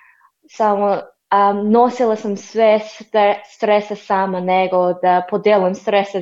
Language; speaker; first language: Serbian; non-native, learner; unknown